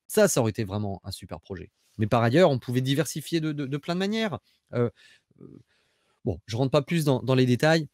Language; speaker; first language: French; native; French